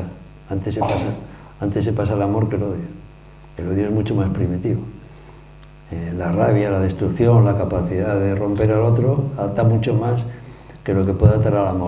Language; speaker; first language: Spanish; native; Spanish